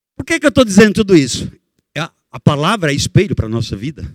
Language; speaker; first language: Portuguese; native; Portuguese